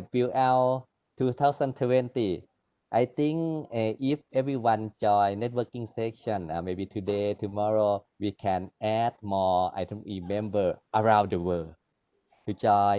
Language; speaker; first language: English; non-native, learner; Thai